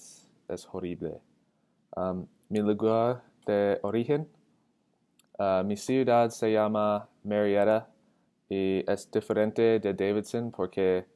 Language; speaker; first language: Spanish; non-native, learner; English